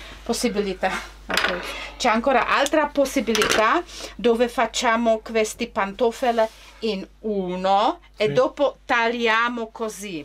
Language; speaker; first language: Italian; non-native, learner; Czech